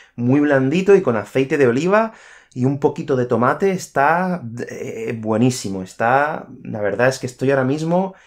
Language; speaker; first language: Spanish; native; Spanish